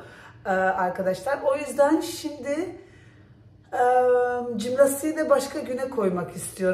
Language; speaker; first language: Turkish; early bilingual, heritage; Turkish